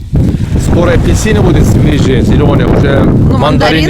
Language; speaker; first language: Russian; non-native, learner; Turkish